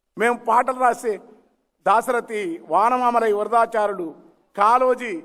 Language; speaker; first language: Telugu; native; Telugu